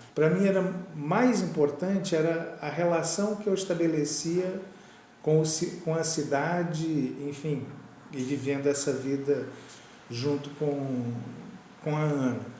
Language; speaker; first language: Portuguese; native; Portuguese